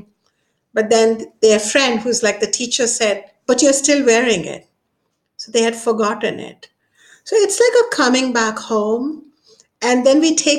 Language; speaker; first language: English; non-native, local second language; Hindi